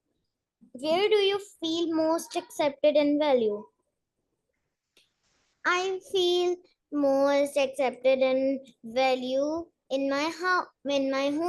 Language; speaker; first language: English; non-native, learner; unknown